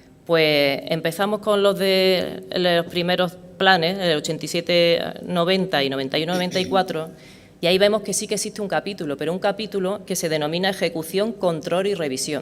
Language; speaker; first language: Spanish; native; Spanish